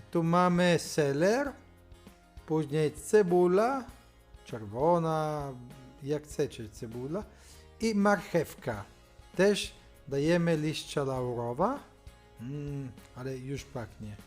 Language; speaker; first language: Polish; non-native, learner; Italian